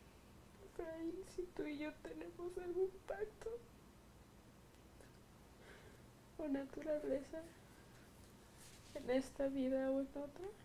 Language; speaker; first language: Spanish; native; Spanish